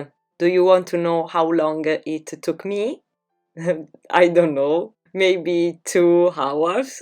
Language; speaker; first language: English; non-native, fluent; Italian